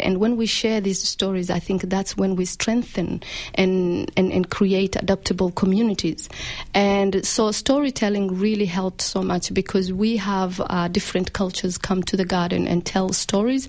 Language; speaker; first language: English; non-native, local second language; Somali